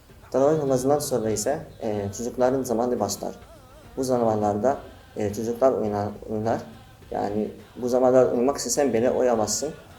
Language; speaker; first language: Turkish; non-native, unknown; Arabic